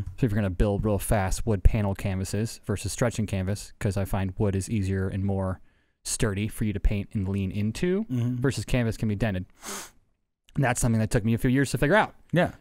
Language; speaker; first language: English; native; English